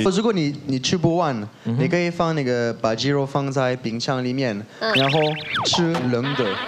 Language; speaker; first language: Chinese; non-native, fluent; French